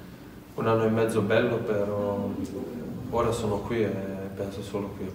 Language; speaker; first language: Italian; non-native, fluent; Serbian